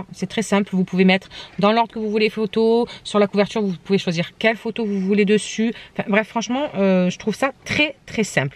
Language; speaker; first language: French; native; French